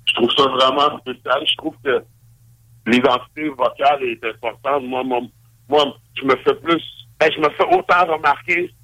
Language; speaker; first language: French; native; French